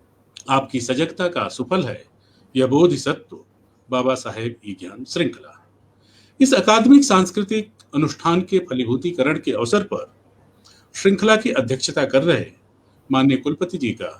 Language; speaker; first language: Hindi; native; Hindi